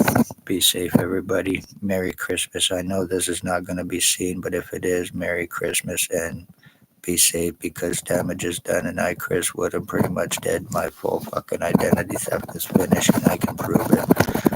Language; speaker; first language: English; native; English